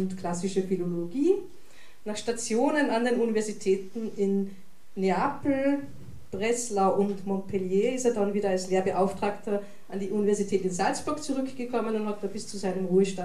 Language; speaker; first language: German; native; German